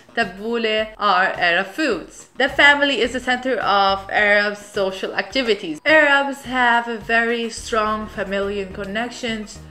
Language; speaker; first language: English; non-native, fluent; Arabic